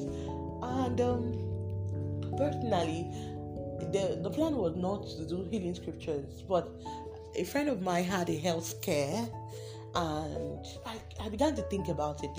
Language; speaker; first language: English; non-native, local second language; Igbo